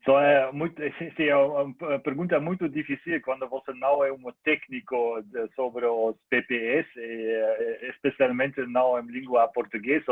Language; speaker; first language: Portuguese; non-native, learner; German